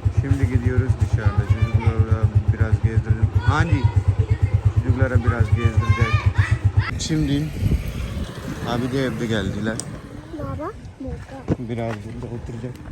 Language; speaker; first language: Turkish; non-native, learner; Urdu